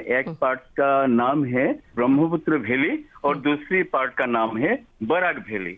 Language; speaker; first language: Hindi; non-native, local second language; Bangla